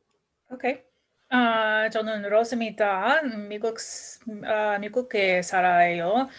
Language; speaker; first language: Korean; non-native, learner; English